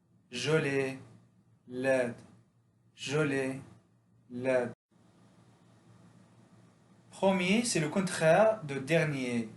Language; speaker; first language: French; non-native, fluent; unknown